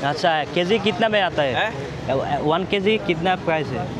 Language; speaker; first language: Hindi; non-native, learner; Bangla